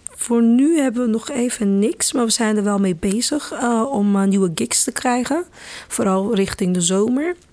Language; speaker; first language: Dutch; non-native, fluent; Kabuverdianu